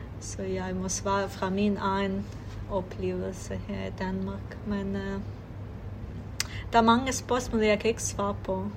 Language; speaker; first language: Danish; non-native, fluent; Ukrainian